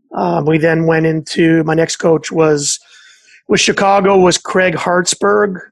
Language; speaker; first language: English; native; English